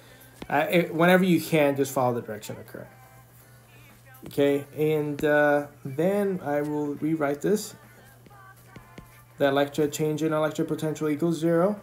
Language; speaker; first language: English; native; English